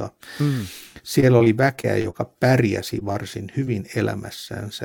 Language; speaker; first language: Finnish; native; Finnish